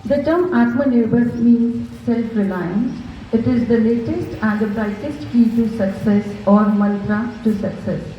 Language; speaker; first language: English; non-native, local second language; Hindi